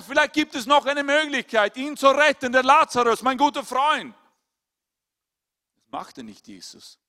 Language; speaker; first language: German; non-native, fluent; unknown